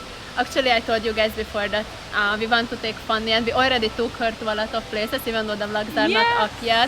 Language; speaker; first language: English; non-native, fluent; Hungarian